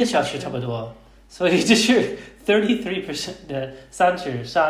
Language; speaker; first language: Chinese; non-native, learner; English